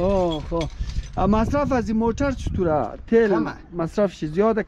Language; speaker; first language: Persian; native; Persian